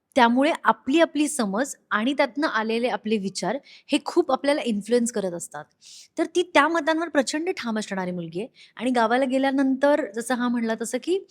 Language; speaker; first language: Marathi; native; Marathi